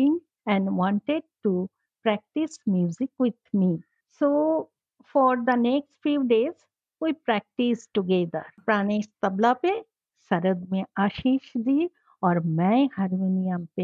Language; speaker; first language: English; non-native, local second language; Bangla